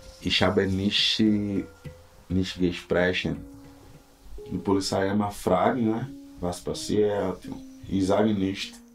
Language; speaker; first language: German; non-native, learner; Portuguese